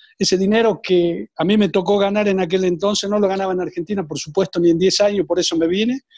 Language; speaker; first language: Spanish; native; Spanish